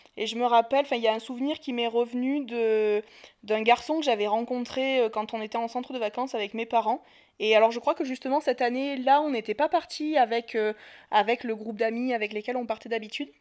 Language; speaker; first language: French; native; French